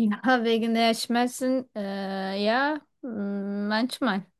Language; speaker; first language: German; non-native, fluent; Turkish